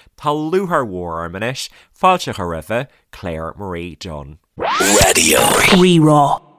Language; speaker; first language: Irish; native; Irish